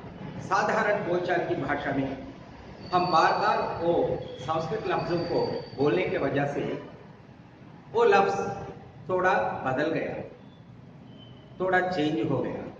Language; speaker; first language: Hindi; non-native, local second language; Telugu